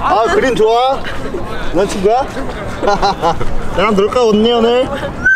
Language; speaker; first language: Korean; native; Korean